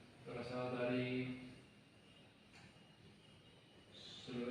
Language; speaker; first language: Indonesian; non-native, learner; English